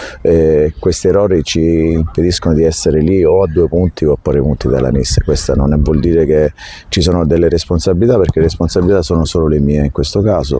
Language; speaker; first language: Italian; native; Italian